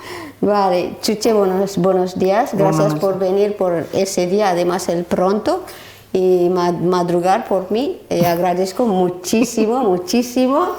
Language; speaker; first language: Spanish; non-native, learner; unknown